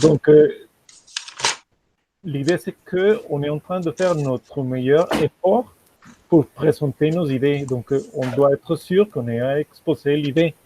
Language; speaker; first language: French; non-native, fluent; Spanish